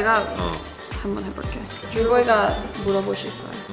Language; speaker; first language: Korean; early bilingual, heritage; English